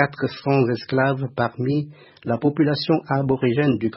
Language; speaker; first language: French; non-native, fluent; Khmer